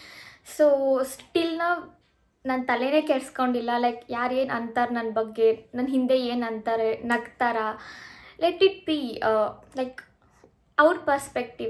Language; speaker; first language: Kannada; native; Kannada